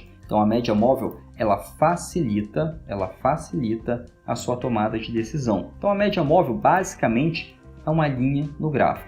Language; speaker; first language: Portuguese; native; Portuguese